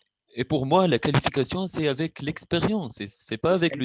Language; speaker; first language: French; non-native, local second language; Arabic